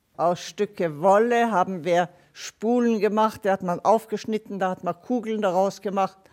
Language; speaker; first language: German; non-native, fluent; Italian